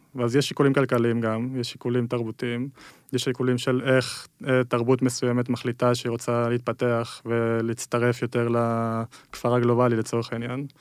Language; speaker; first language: Hebrew; early bilingual, other home language; Spanish